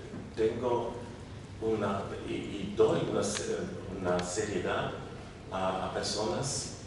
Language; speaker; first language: Spanish; non-native, learner; German